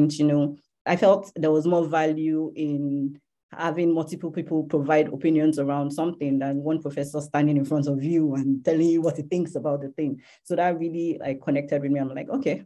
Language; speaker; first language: English; non-native, local second language; Yoruba